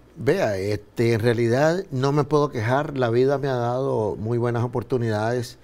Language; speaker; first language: Spanish; native; Spanish